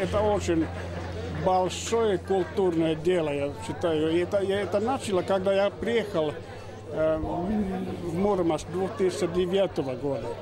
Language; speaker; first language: Russian; non-native, fluent; Finnish